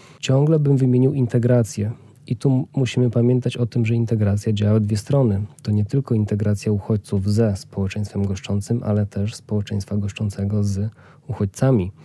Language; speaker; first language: Polish; native; Polish